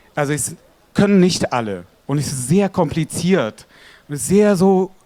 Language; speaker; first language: German; non-native, fluent; Arabic